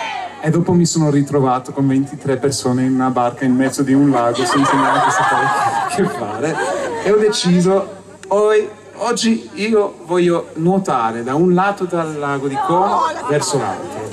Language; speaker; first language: Italian; non-native, fluent; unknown